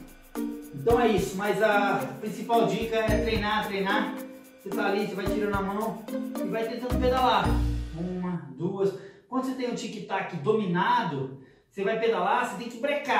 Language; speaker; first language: Portuguese; native; Portuguese